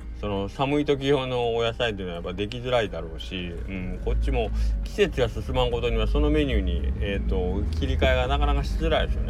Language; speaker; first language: Japanese; native; Japanese